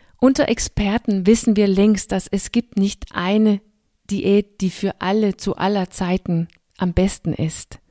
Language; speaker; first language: German; non-native, fluent; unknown